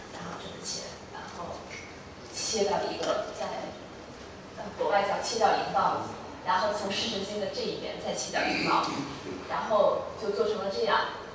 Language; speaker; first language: Chinese; native; Chinese